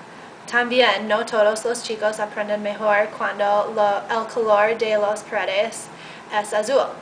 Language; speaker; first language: Spanish; non-native, learner; English